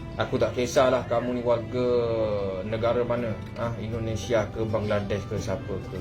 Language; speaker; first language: Malay; native; Malay